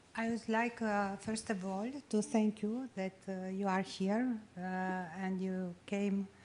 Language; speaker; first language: English; non-native, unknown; Romanian